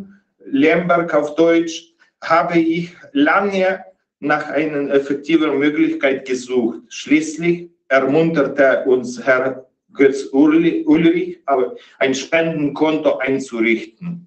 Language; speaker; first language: German; non-native, fluent; Ukrainian